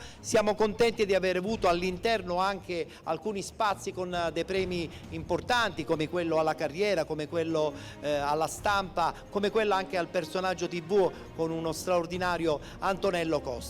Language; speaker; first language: Italian; native; Italian